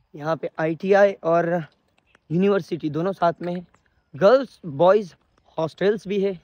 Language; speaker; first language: Hindi; non-native, local second language; Gujarati